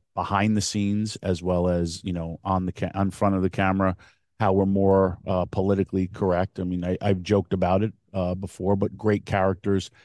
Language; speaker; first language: English; native; English